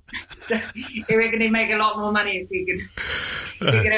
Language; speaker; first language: English; native; English